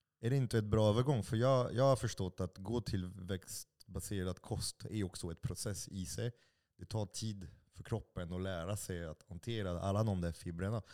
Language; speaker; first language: Swedish; non-native, fluent; French